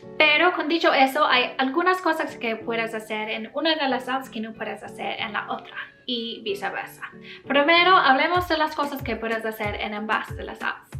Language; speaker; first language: Spanish; non-native, learner; English